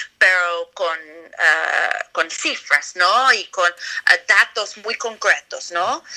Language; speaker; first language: Spanish; non-native, fluent; English